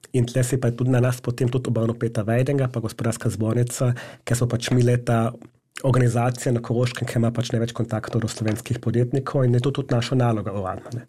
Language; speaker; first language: Slovenian; native; Slovenian